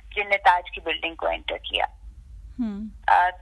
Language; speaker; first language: Hindi; native; Hindi